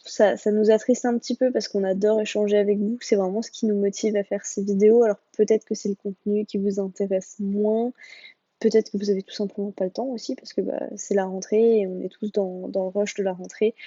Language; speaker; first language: French; native; French